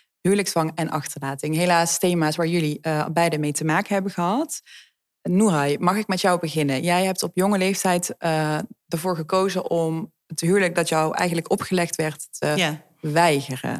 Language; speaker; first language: Dutch; native; Dutch